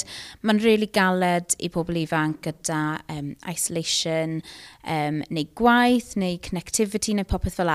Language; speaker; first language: Welsh; non-native, local second language; English